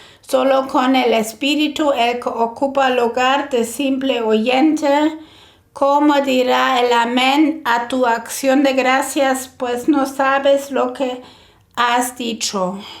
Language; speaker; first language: Spanish; non-native, fluent; German